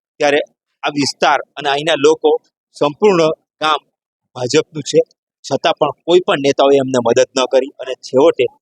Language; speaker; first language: Gujarati; native; Gujarati